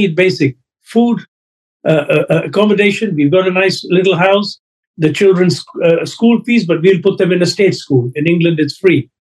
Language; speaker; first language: English; non-native, local second language; Sindhi